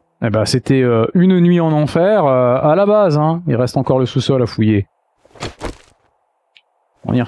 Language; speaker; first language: French; native; French